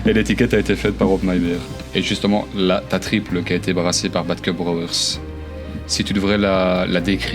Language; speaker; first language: French; native; French